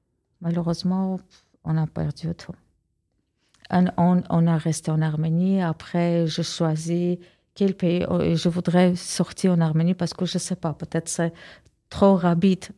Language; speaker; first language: French; non-native, learner; Armenian